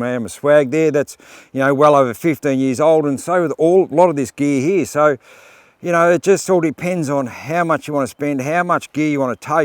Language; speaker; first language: English; native; English